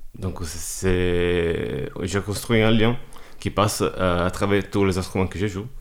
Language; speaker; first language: French; non-native, fluent; Italian